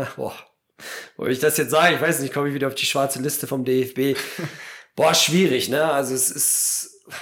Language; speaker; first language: German; early bilingual, other home language; Polish